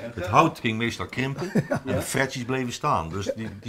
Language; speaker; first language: Dutch; native; Dutch